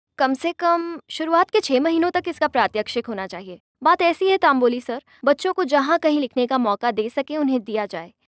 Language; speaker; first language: Hindi; non-native, local second language; Marathi